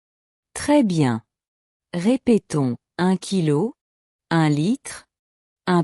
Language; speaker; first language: French; non-native, local second language; Arabic